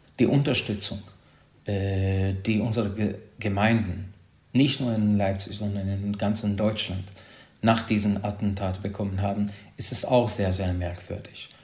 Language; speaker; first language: German; non-native, fluent; Hungarian